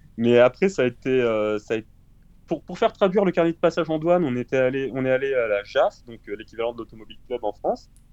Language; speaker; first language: French; early bilingual, other home language; Portuguese